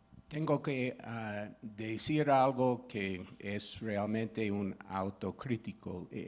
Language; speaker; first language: Spanish; non-native, fluent; English